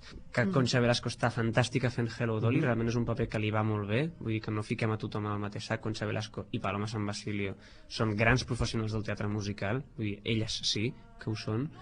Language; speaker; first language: Catalan; native; Catalan